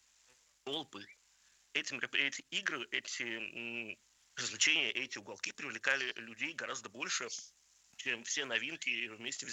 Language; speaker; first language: Russian; native; Russian